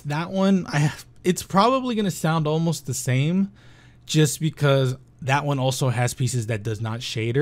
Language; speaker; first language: English; native; English